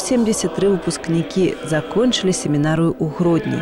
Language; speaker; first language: Belarusian; native; Belarusian